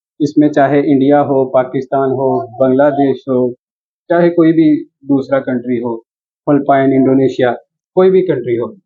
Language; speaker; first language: Urdu; non-native, local second language; Punjabi